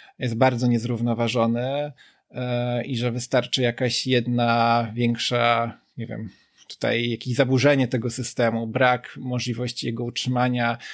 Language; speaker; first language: Polish; native; Polish